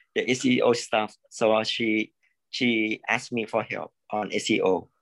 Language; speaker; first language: English; non-native, learner; Thai